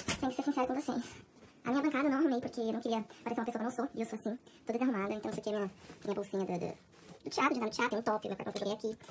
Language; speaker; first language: Portuguese; native; Portuguese